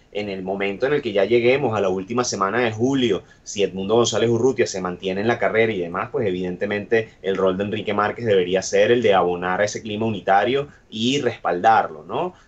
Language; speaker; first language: Spanish; native; Spanish